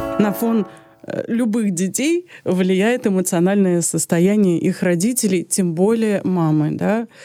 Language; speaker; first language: Russian; early bilingual, other home language; Armenian